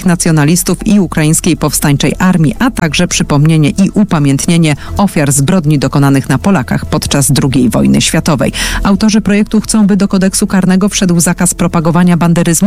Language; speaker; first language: Polish; native; Polish